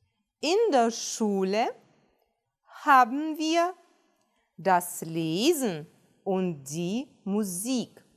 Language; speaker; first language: German; non-native, fluent; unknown